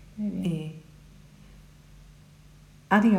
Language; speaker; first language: Spanish; non-native, learner; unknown